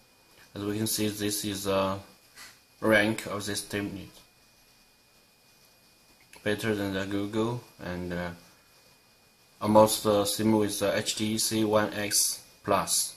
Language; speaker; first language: English; non-native, learner; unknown